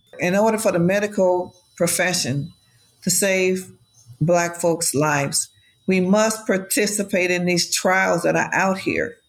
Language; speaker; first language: English; native; English